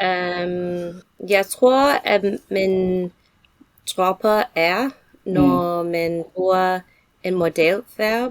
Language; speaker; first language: Danish; non-native, learner; English